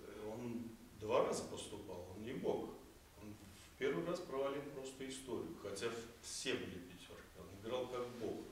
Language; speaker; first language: Russian; native; Russian